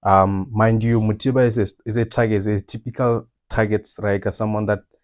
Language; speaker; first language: English; non-native, local second language; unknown